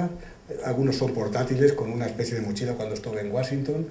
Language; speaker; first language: Spanish; native; Spanish